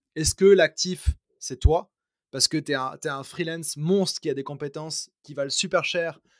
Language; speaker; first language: French; native; French